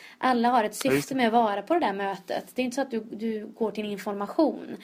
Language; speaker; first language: Swedish; native; Swedish